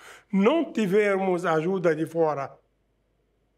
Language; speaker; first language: Portuguese; non-native, fluent; Arabic